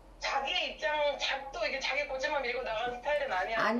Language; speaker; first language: Korean; native; Korean